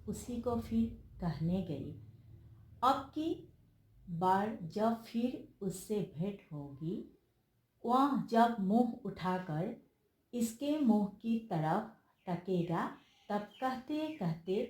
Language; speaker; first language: Hindi; non-native, local second language; Assamese